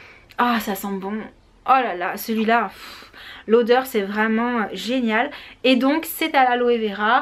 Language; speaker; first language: French; native; French